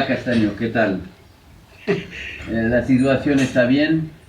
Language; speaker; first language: Spanish; non-native, learner; French